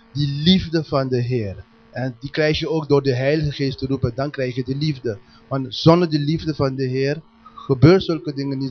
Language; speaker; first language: Dutch; non-native, learner; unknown